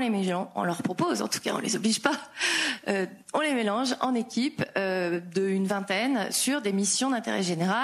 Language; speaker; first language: French; native; French